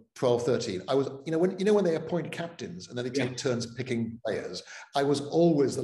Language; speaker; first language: English; non-native, local second language; Welsh